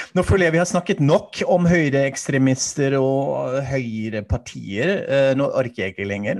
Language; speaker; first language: Norwegian; non-native, fluent; German